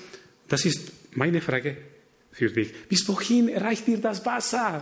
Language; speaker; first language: German; non-native, fluent; Spanish